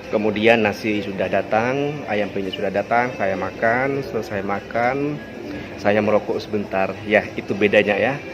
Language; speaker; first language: Indonesian; non-native, local second language; Madurese